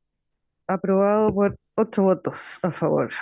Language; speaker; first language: Spanish; native; Spanish